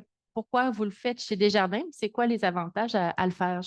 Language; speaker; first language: French; native; French